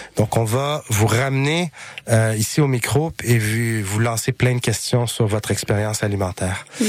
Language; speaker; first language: French; native; French